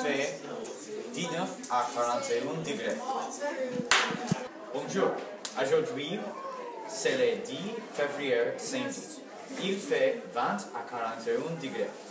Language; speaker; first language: French; non-native, learner; English